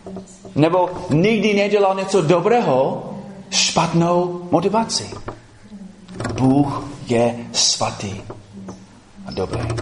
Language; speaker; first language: Czech; non-native, fluent; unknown